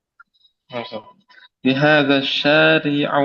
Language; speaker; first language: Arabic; non-native, learner; Indonesian